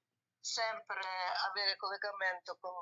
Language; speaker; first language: Italian; non-native, learner; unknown